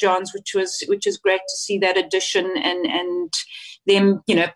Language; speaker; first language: English; native; English